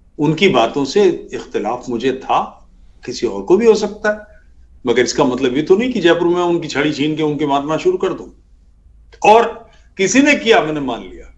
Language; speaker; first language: Urdu; native; Urdu